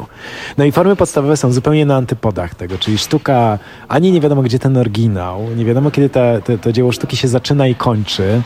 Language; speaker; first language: Polish; native; Polish